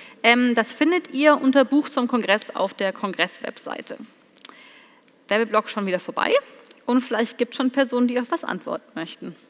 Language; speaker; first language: German; native; German